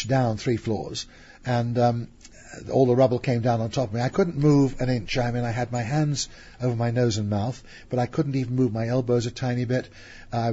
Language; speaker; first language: English; native; English